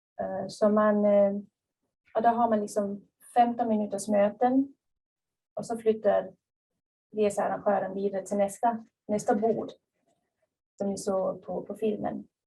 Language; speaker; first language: Swedish; native; Swedish